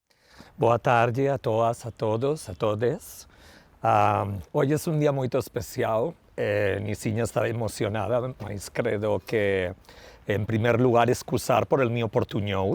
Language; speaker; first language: Portuguese; non-native, learner; Spanish